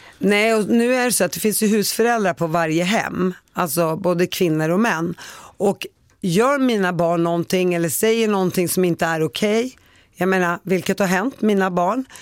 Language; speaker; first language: Swedish; native; Swedish